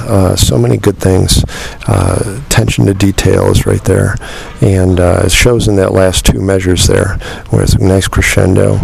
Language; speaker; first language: English; native; English